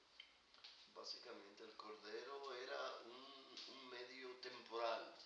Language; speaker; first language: Spanish; native; Spanish